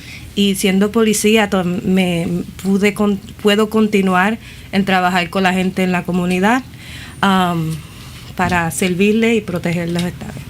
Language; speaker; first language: Spanish; early bilingual, other home language; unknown